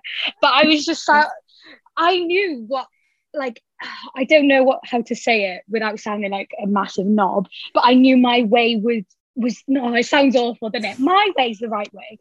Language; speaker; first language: English; native; English